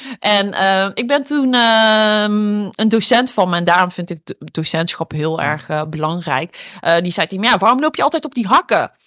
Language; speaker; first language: Dutch; native; Dutch